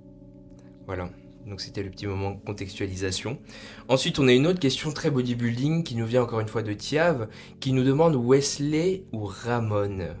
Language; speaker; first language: French; native; French